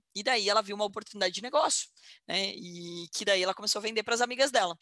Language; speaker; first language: Portuguese; native; Portuguese